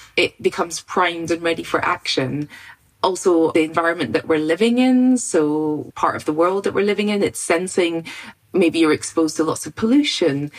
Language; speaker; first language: English; native; English